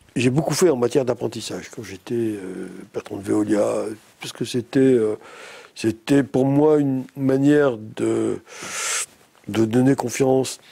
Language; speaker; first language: French; native; French